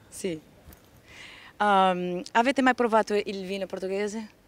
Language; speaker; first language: Italian; non-native, learner; Portuguese